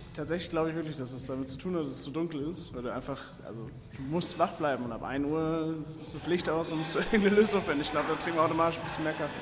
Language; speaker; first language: German; native; German